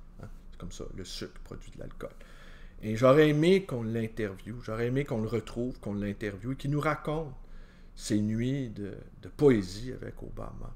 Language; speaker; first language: French; native; French